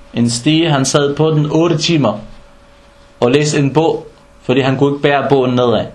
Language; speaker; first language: Danish; non-native, fluent; Arabic